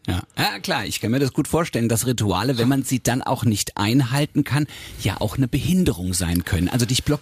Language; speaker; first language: German; native; German